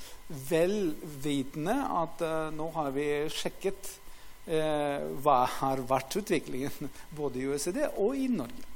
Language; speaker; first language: Norwegian; non-native, fluent; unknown